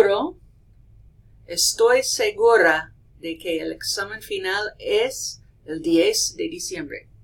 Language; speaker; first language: Spanish; non-native, fluent; English